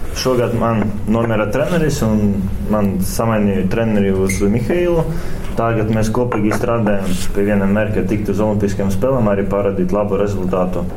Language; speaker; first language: Latvian; non-native, local second language; Russian